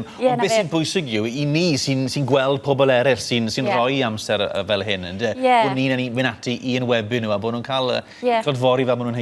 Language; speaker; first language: Welsh; native; Welsh